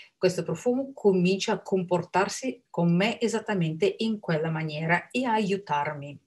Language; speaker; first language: Italian; non-native, fluent; Russian